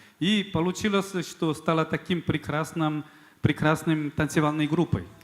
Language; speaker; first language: Russian; non-native, fluent; Korean